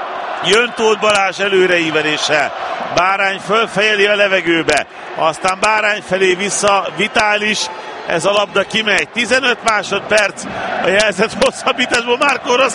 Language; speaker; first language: Hungarian; native; Hungarian